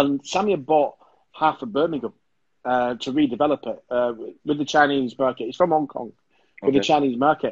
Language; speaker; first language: English; native; English